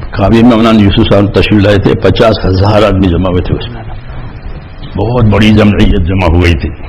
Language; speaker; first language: Urdu; non-native, local second language; Gujarati